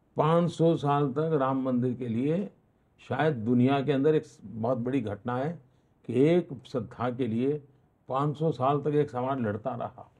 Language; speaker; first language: Hindi; non-native, local second language; Gujarati